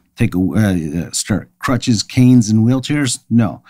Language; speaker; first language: English; native; English